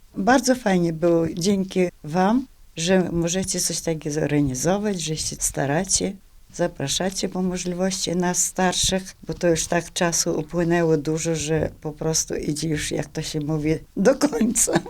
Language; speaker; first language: Polish; native; Polish